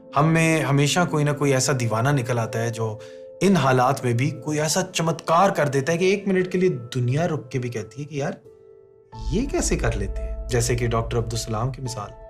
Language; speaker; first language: Urdu; native; Urdu